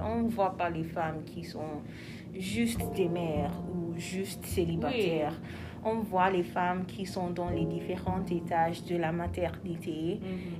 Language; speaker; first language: French; non-native, learner; English